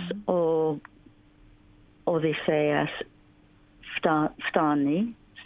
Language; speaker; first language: Greek; non-native, learner; English